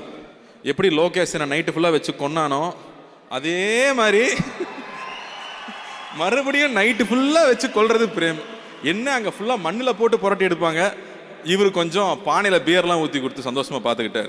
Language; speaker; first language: Tamil; native; Tamil